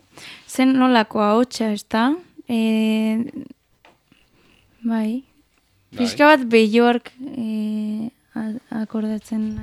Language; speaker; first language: Basque; non-native, local second language; Spanish